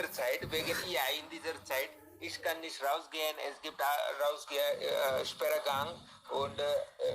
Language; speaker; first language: German; non-native, learner; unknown